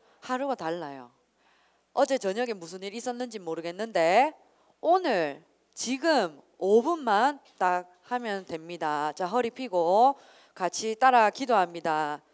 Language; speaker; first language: Korean; native; Korean